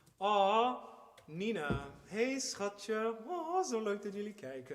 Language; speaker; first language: Dutch; non-native, fluent; English